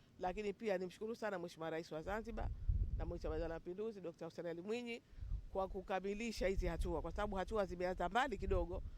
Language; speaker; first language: Swahili; native; Swahili